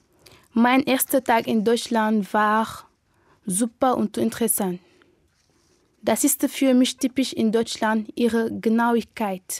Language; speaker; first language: German; non-native, learner; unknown